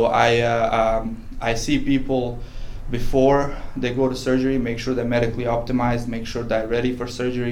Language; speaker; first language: English; non-native, fluent; Bosnian